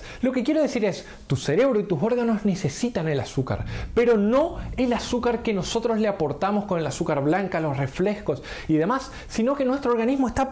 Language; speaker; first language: Spanish; native; Spanish